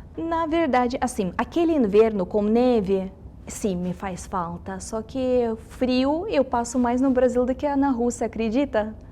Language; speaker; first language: Portuguese; non-native, fluent; Russian